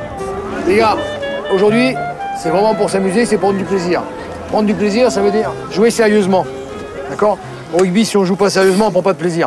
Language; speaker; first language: French; native; French